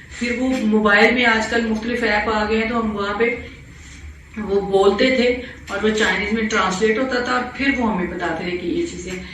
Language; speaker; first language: Urdu; non-native, local second language; Punjabi